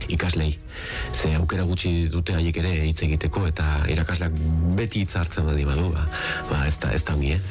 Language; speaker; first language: Basque; native; Basque